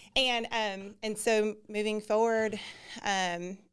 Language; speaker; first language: English; native; English